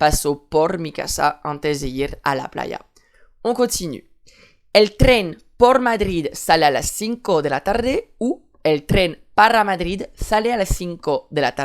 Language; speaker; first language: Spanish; non-native, fluent; French